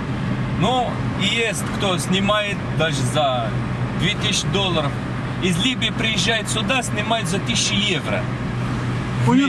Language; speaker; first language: Russian; non-native, fluent; Arabic